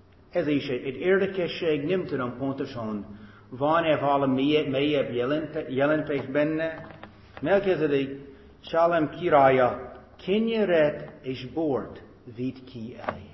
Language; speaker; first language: Hungarian; non-native, fluent; English